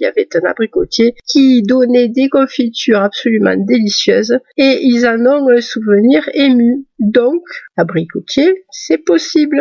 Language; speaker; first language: French; native; French